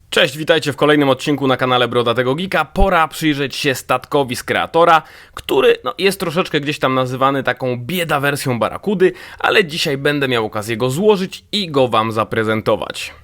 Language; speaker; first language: Polish; native; Polish